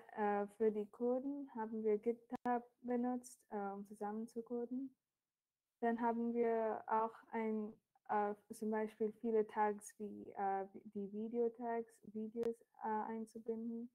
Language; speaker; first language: German; non-native, fluent; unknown